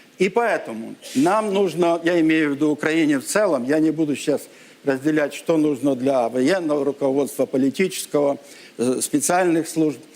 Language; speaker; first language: Russian; non-native, local second language; Ukrainian